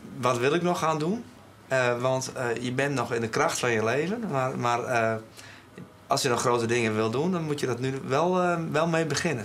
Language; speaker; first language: Dutch; non-native, local second language; Western Frisian